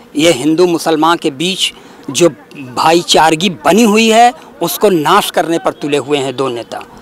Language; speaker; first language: Hindi; native; Hindi